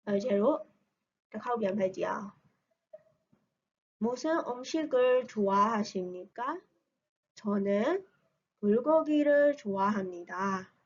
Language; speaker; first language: Korean; non-native, learner; Burmese